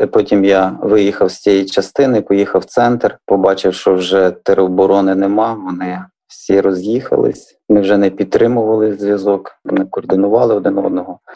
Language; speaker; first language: Ukrainian; native; Ukrainian